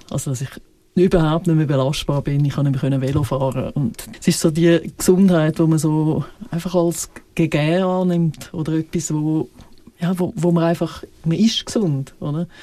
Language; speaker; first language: German; native; German